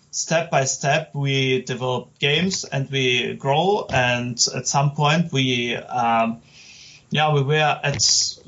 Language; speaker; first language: English; non-native, learner; German